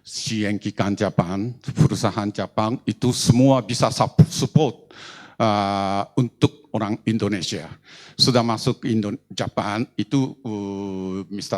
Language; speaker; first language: Indonesian; non-native, learner; Japanese